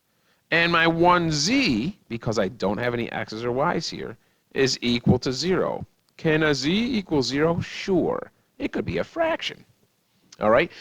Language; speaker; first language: English; native; English